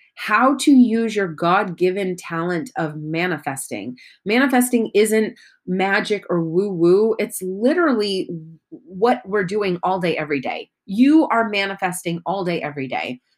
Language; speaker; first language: English; native; English